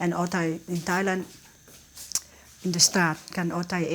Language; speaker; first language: Dutch; non-native, learner; Thai